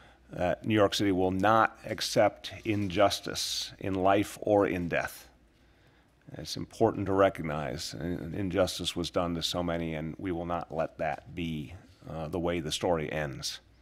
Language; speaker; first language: English; native; English